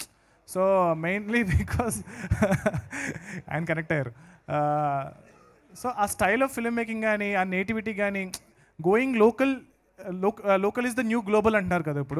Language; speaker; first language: Telugu; native; Telugu